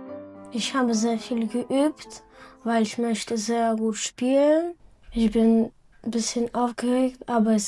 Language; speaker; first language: German; non-native, learner; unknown